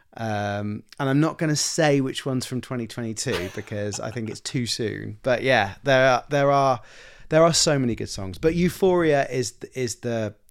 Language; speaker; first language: English; native; English